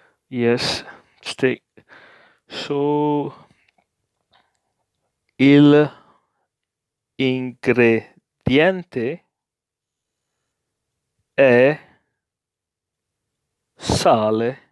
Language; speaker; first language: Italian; non-native, learner; English